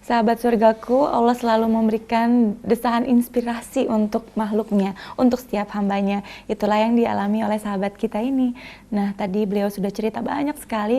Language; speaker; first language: Indonesian; native; Indonesian